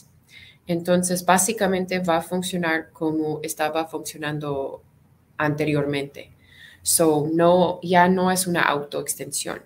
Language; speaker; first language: Spanish; non-native, fluent; English